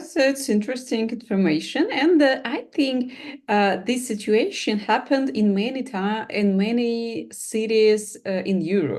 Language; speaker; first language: English; non-native, learner; Russian